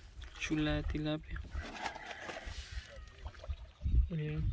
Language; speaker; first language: Spanish; native; Spanish